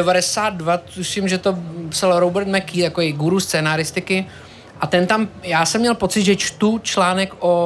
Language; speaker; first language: Czech; native; Czech